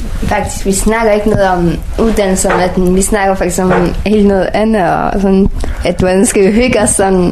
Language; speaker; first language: Danish; early bilingual, other home language; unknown